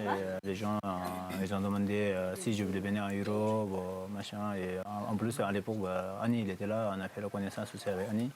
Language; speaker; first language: French; non-native, fluent; Sherpa